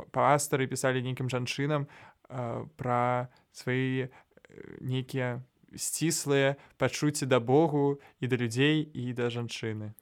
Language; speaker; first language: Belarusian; non-native, local second language; Russian